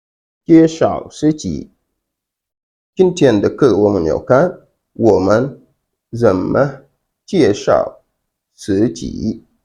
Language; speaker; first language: Chinese; non-native, fluent; Wolof